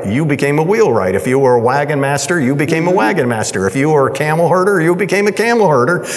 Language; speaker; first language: English; native; English